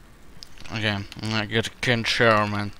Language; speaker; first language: English; non-native, learner; Russian